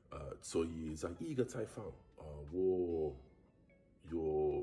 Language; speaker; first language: Chinese; non-native, learner; English